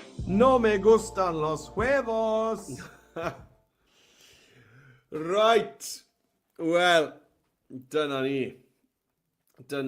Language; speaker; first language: Spanish; non-native, learner; Welsh